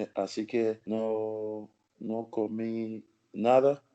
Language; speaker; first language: Spanish; non-native, learner; English